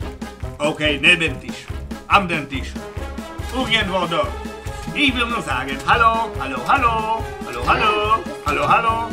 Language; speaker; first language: German; non-native, learner; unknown